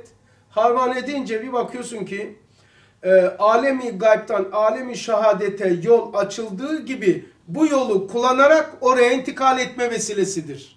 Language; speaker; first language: Turkish; native; Turkish